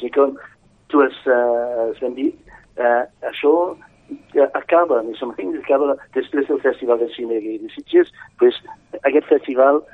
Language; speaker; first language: Catalan; non-native, fluent; English